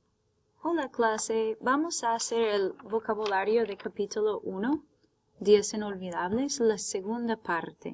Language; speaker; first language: Spanish; non-native, fluent; English